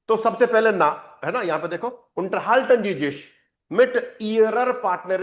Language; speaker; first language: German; non-native, fluent; Hindi